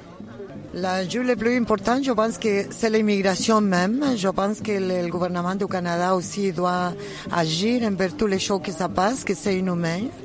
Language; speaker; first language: French; non-native, learner; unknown